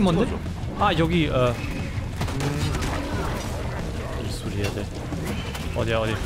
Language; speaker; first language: Korean; non-native, learner; German